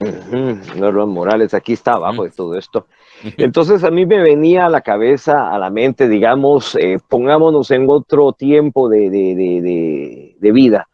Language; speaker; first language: Spanish; native; Spanish